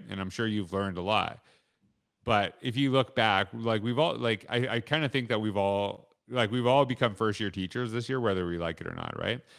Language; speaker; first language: English; native; English